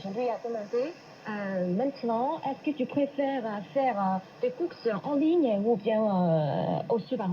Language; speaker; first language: French; non-native, fluent; Chinese